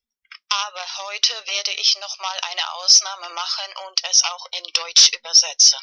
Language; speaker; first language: German; non-native, learner; Spanish